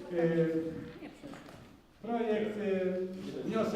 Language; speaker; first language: Polish; native; Polish